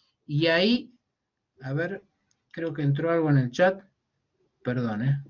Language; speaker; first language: Spanish; native; Spanish